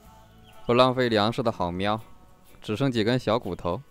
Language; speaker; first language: Chinese; native; Chinese